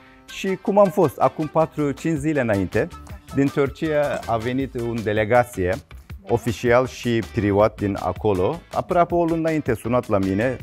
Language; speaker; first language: Romanian; non-native, learner; Turkish